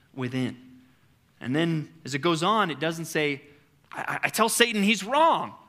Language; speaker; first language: English; native; English